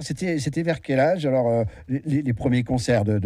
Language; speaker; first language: French; native; French